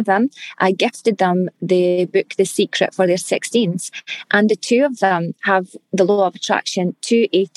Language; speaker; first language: English; native; English